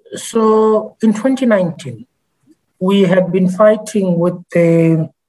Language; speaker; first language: English; non-native, local second language; Tswana